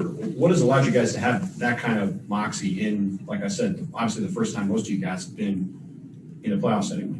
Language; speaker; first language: English; native; English